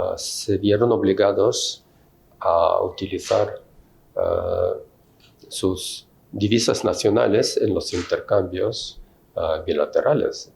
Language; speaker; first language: Spanish; non-native, fluent; Russian